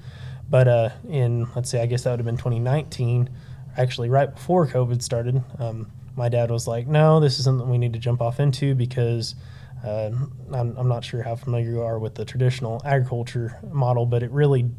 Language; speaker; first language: English; native; English